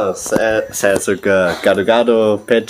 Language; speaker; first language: Indonesian; non-native, learner; German